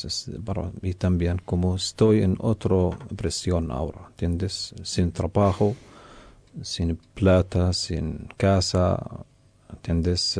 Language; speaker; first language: Spanish; non-native, local second language; Arabic